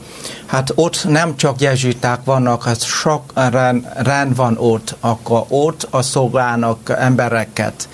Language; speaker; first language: Hungarian; non-native, learner; Vietnamese